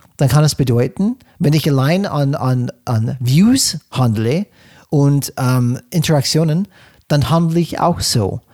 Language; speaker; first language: German; non-native, fluent; English